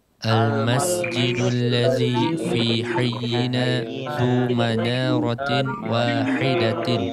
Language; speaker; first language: Arabic; non-native, learner; Indonesian